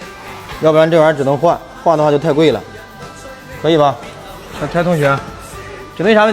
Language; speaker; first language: Chinese; native; Chinese